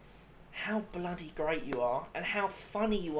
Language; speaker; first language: English; native; English